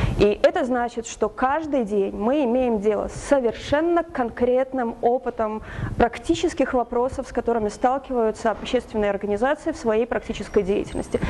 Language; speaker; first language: Russian; native; Russian